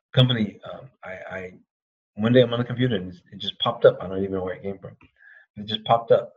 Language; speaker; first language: English; native; English